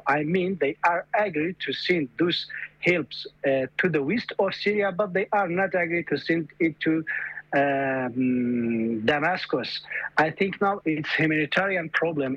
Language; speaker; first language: English; non-native, fluent; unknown